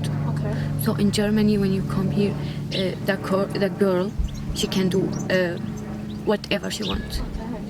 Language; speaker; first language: English; non-native, learner; Arabic